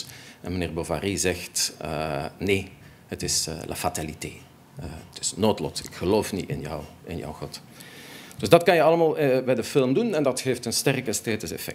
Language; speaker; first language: Dutch; native; Dutch